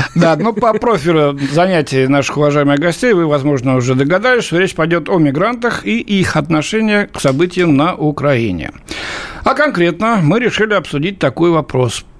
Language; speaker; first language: Russian; native; Russian